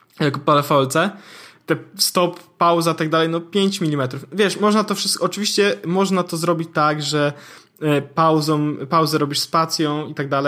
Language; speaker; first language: Polish; native; Polish